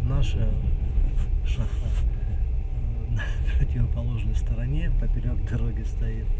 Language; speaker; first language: Russian; native; Russian